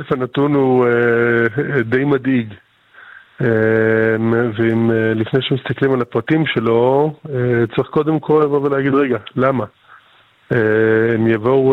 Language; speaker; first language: Hebrew; early bilingual, other home language; English